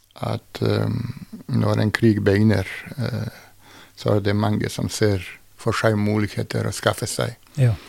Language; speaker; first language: Norwegian; non-native, fluent; Bosnian